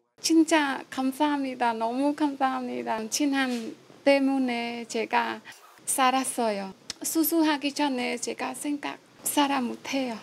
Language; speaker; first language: Korean; non-native, learner; Khmer